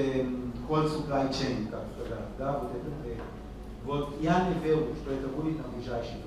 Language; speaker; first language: Russian; non-native, learner; Hebrew